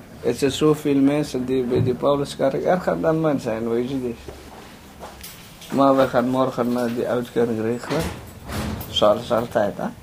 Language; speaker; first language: Dutch; non-native, learner; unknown